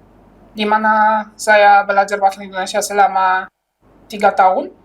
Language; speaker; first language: Indonesian; non-native, fluent; Polish